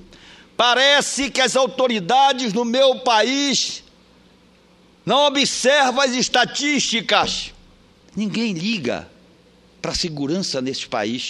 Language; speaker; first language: Portuguese; native; Portuguese